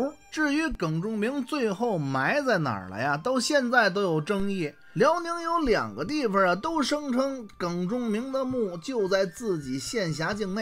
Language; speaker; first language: Chinese; native; Chinese